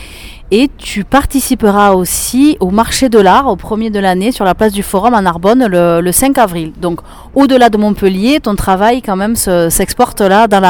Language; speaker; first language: French; native; French